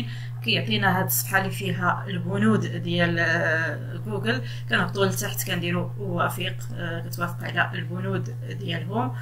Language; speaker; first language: Arabic; native; Arabic